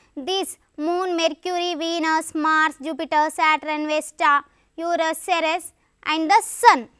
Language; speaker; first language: English; non-native, local second language; Telugu